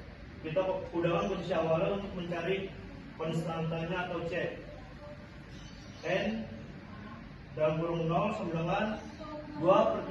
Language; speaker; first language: Indonesian; native; Indonesian